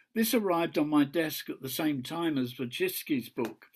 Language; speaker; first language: English; native; English